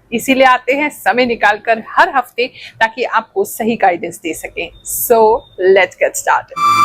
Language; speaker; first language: Hindi; native; Hindi